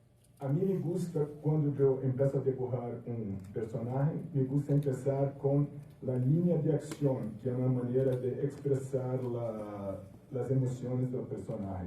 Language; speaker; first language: Spanish; non-native, fluent; Portuguese